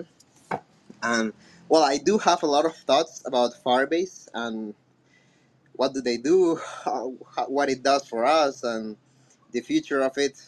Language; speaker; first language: English; non-native, fluent; Spanish